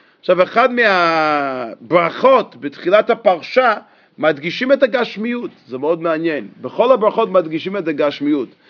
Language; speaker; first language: Hebrew; non-native, fluent; English